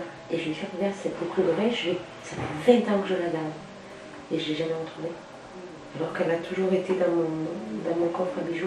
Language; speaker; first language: French; native; French